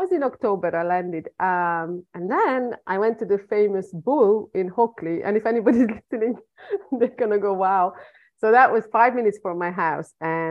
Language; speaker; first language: English; non-native, fluent; Hungarian